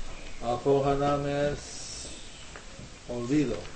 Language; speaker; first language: Spanish; non-native, learner; English